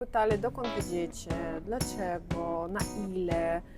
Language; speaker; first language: Polish; non-native, fluent; Russian